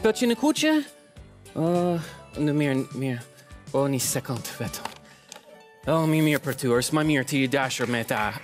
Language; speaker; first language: Albanian; non-native, learner; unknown